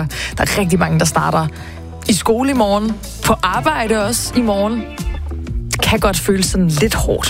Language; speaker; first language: Danish; native; Danish